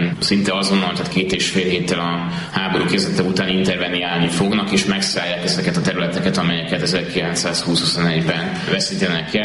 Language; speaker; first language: Hungarian; native; Hungarian